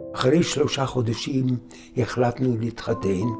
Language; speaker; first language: Hebrew; non-native, fluent; English